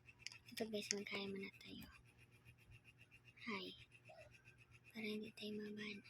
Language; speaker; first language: Filipino; non-native, local second language; Cebuano